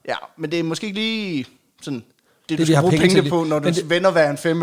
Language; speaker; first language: Danish; native; Danish